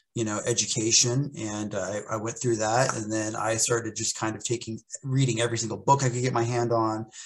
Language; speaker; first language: English; native; English